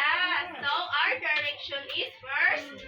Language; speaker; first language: English; non-native, local second language; Cebuano